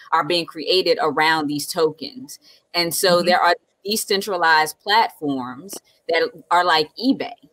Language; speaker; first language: English; native; English